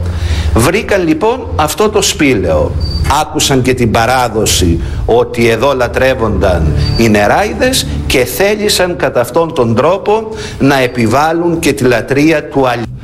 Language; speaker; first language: Greek; native; Greek